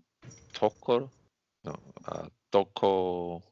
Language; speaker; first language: Japanese; non-native, learner; English